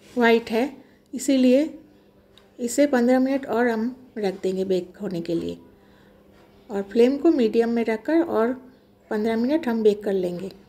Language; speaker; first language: Hindi; non-native, local second language; Bangla